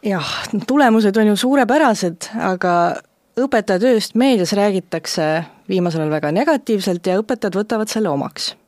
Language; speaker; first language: Estonian; native; Estonian